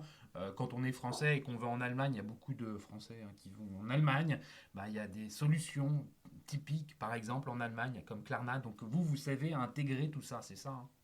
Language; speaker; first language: French; native; French